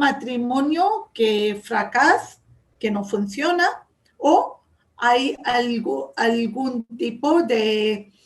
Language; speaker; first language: Spanish; non-native, fluent; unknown